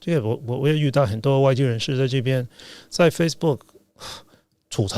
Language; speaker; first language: Chinese; non-native, fluent; English